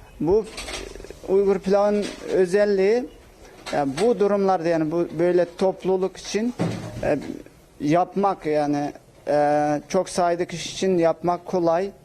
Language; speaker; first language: Turkish; non-native, local second language; Uyghur